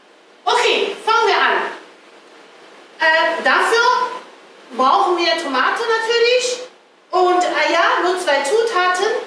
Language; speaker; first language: German; non-native, fluent; Chinese